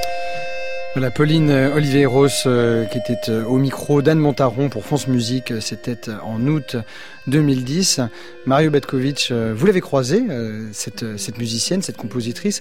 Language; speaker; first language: French; native; French